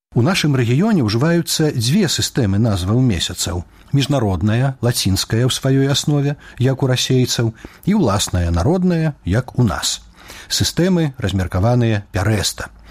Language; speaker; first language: Belarusian; native; Belarusian